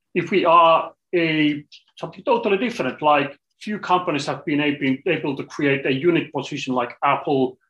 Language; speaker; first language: English; non-native, fluent; Finnish